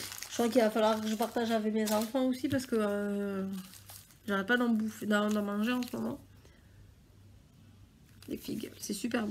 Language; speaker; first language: French; native; French